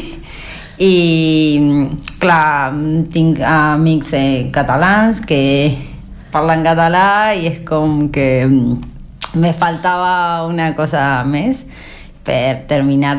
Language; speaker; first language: Catalan; non-native, learner; Spanish